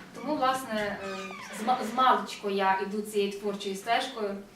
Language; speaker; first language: Ukrainian; native; Ukrainian